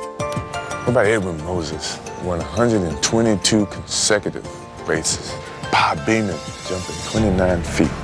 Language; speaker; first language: English; native; English